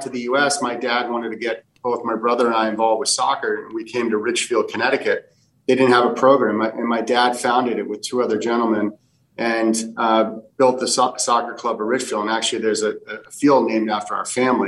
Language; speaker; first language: English; early bilingual, other home language; Portuguese